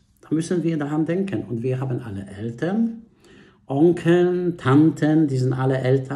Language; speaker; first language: German; non-native, fluent; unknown